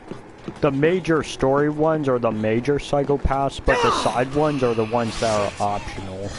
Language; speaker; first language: English; native; English